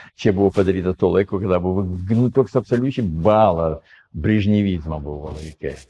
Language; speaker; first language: Lithuanian; non-native, fluent; Russian